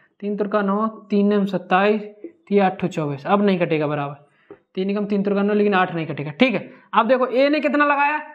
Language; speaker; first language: Hindi; native; Hindi